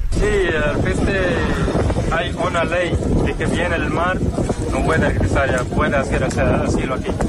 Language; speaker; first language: Spanish; non-native, learner; Arabic